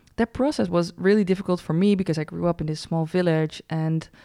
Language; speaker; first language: English; non-native, fluent; Dutch